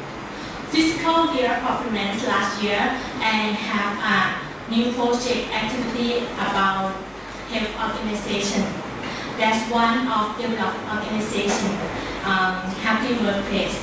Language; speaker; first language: English; non-native, learner; Thai